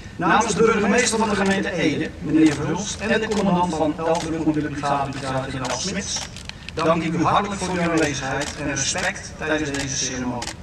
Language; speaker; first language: Dutch; native; Dutch